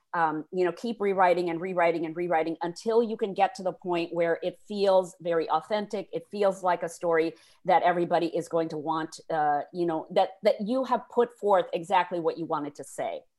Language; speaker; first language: English; early bilingual, other home language; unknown